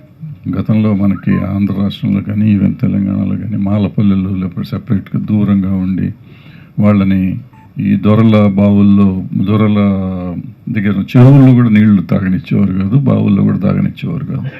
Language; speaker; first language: Telugu; native; Telugu